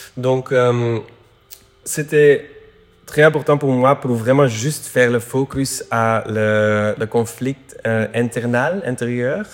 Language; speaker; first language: French; non-native, learner; Dutch